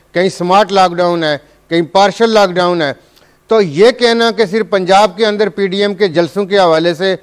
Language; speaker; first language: Urdu; non-native, local second language; Punjabi